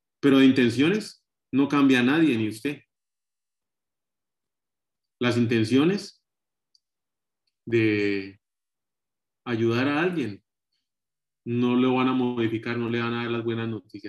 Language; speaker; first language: Spanish; native; Spanish